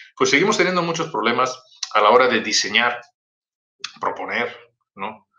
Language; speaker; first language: Spanish; native; Spanish